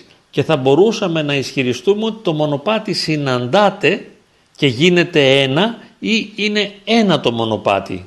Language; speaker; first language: Greek; native; Greek